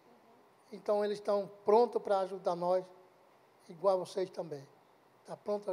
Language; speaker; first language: Portuguese; non-native, local second language; Guarani